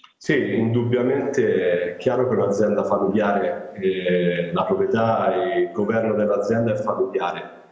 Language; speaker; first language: Italian; native; Italian